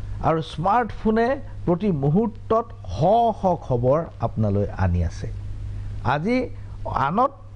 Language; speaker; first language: Assamese; native; Assamese